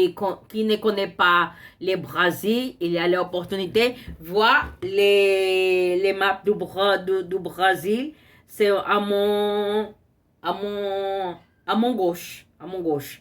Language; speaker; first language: French; non-native, learner; Portuguese